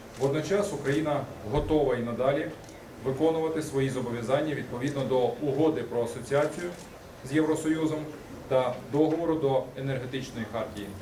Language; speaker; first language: Ukrainian; native; Ukrainian